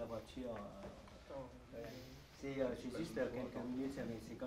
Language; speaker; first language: French; non-native, fluent; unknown